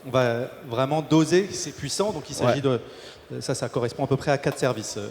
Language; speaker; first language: French; native; French